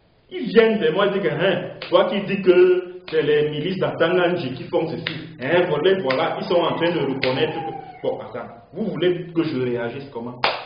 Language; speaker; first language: French; native; French